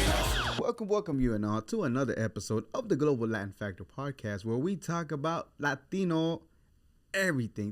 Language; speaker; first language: English; early bilingual, other home language; Spanish